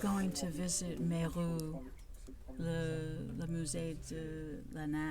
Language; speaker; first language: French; non-native, learner; English